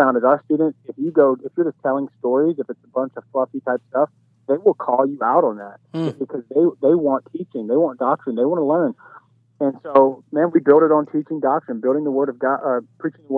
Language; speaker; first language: English; native; English